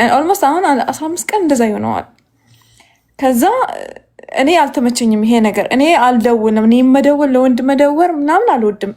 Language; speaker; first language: Amharic; native; Amharic